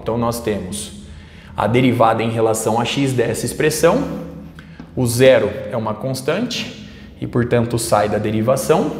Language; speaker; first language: Portuguese; native; Portuguese